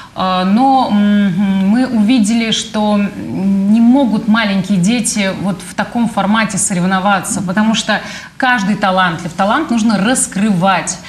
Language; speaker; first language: Russian; native; Russian